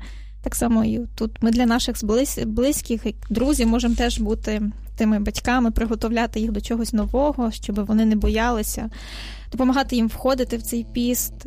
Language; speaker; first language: Ukrainian; native; Ukrainian